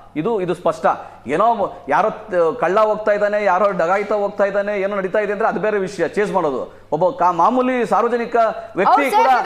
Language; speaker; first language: Kannada; native; Kannada